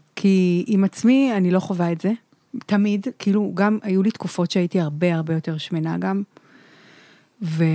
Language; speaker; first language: Hebrew; native; Hebrew